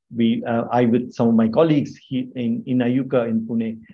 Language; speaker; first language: English; non-native, local second language; Bangla